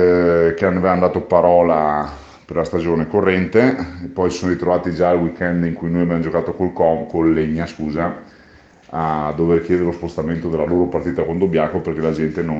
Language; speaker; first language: Italian; native; Italian